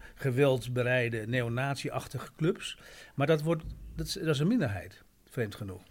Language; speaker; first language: Dutch; native; Dutch